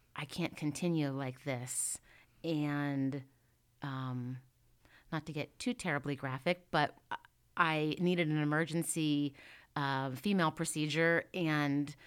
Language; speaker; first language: English; native; English